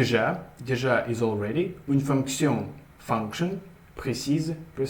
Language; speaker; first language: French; non-native, learner; Russian